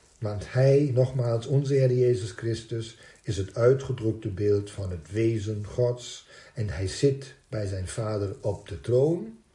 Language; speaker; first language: Dutch; non-native, fluent; German